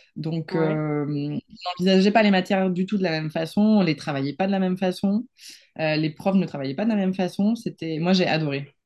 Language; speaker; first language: French; non-native, fluent; Spanish